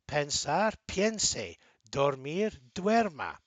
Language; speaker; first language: Spanish; non-native, fluent; English